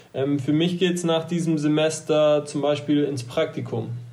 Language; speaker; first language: German; native; German